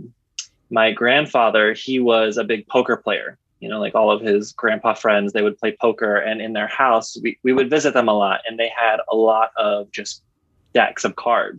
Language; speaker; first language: English; native; English